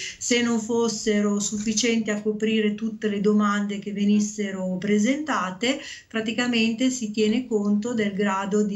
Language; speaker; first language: Italian; native; Italian